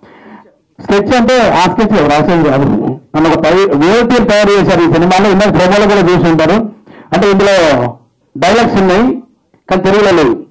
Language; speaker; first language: Telugu; native; Telugu